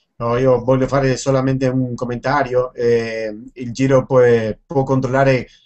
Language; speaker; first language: Italian; non-native, learner; Spanish